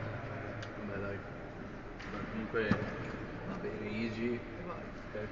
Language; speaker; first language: Italian; native; Italian